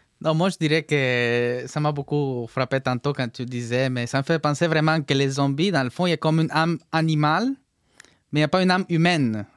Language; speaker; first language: French; non-native, fluent; Spanish